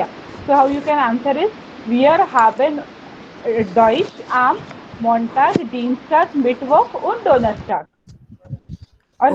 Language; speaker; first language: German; non-native, fluent; Hindi